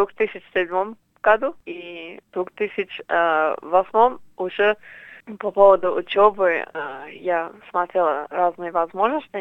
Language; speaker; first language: Russian; non-native, fluent; English